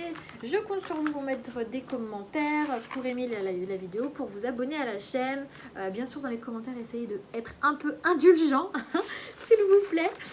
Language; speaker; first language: French; native; French